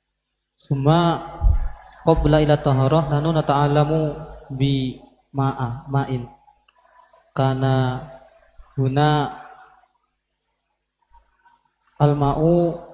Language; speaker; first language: Arabic; non-native, learner; Indonesian